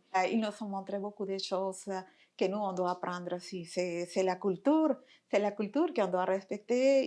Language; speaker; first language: French; non-native, fluent; Spanish